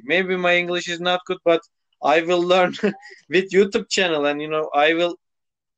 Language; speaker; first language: English; non-native, local second language; Turkish